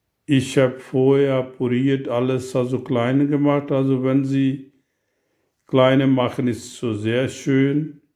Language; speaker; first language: German; non-native, learner; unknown